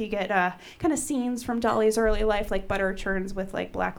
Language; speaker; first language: English; native; English